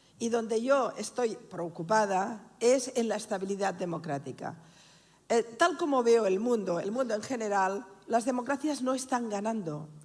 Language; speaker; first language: Spanish; non-native, local second language; Catalan